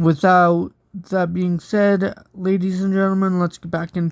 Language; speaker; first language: English; native; English